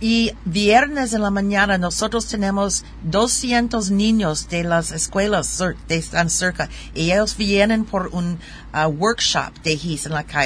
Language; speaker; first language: Spanish; non-native, learner; German